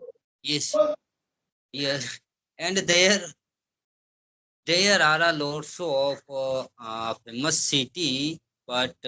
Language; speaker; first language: English; non-native, learner; Hindi